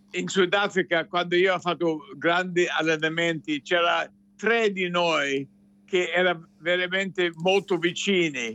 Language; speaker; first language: Italian; non-native, fluent; English